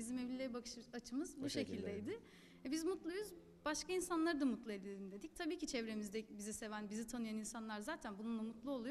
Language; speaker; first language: Turkish; native; Turkish